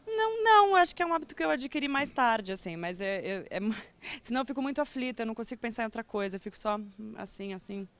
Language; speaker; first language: Portuguese; early bilingual, other home language; Spanish